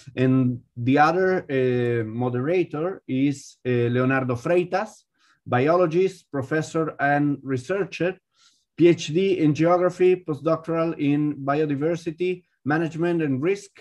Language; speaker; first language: English; non-native, fluent; Spanish